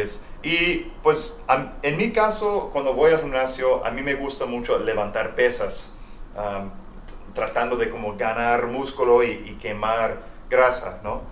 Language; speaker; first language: Spanish; non-native, fluent; English